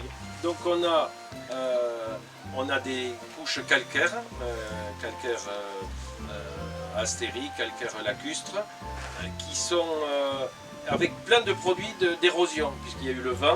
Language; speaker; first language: French; native; French